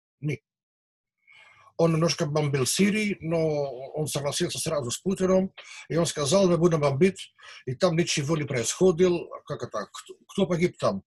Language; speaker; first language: Russian; non-native, learner; Dutch